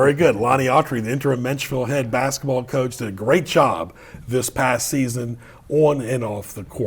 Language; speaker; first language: English; native; English